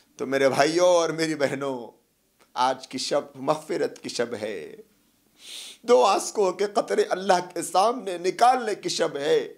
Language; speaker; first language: Urdu; native; Urdu